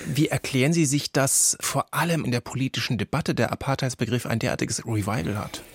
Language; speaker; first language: German; native; German